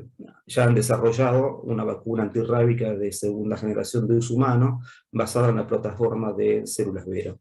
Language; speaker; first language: Spanish; native; Spanish